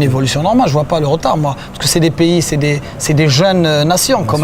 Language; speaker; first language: French; non-native, local second language; Arabic